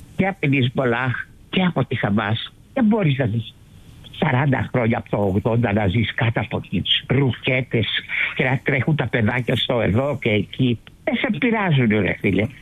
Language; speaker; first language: Greek; early bilingual, heritage; Greek